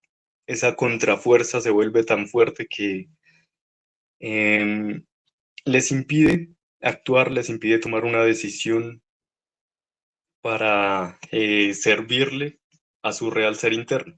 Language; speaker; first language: Spanish; native; Spanish